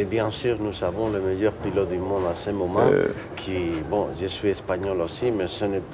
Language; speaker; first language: French; non-native, fluent; Spanish